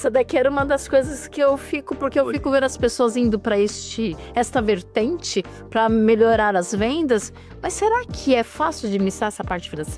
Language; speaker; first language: Portuguese; native; Portuguese